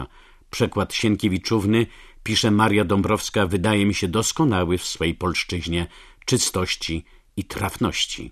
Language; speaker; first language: Polish; native; Polish